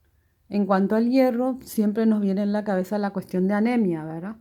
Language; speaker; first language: Spanish; native; Spanish